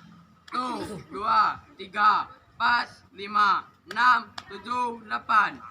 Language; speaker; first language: Indonesian; non-native, local second language; Minangkabau